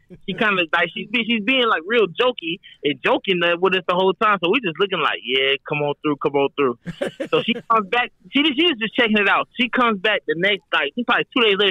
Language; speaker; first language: English; native; English